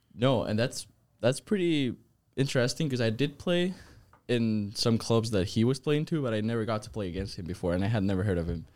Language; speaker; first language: English; non-native, fluent; Spanish